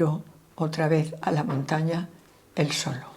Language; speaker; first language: Spanish; native; Spanish